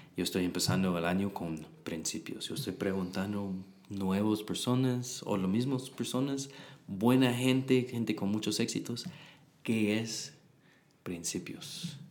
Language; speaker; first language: Spanish; non-native, learner; English